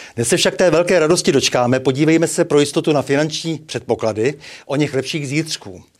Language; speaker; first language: Czech; native; Czech